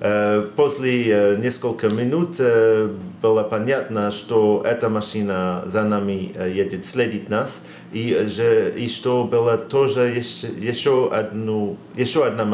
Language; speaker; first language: Russian; non-native, learner; English